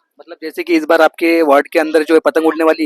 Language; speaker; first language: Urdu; non-native, local second language; Marathi